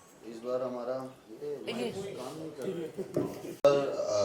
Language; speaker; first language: Hindi; non-native, fluent; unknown